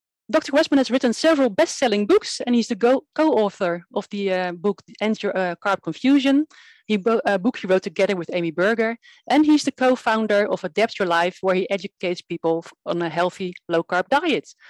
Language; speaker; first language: English; non-native, fluent; Dutch